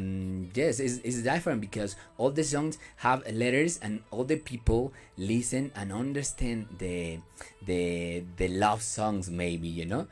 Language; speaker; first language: English; non-native, learner; Spanish